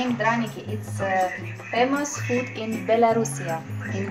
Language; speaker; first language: English; non-native, learner; Russian